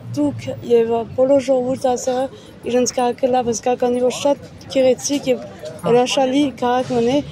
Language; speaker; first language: Armenian; early bilingual, heritage; Armenian